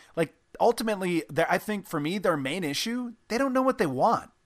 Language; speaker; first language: English; native; English